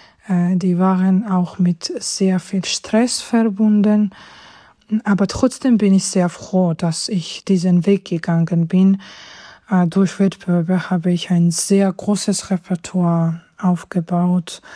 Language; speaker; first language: German; non-native, fluent; Georgian